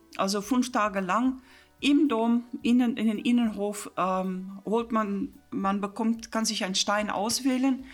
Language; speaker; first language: German; non-native, fluent; Afrikaans